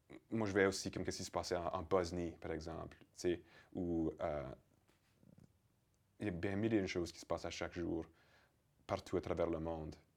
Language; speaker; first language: French; early bilingual, heritage; French